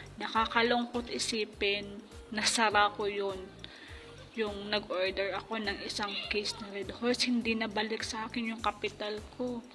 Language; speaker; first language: Filipino; non-native, local second language; Hiligaynon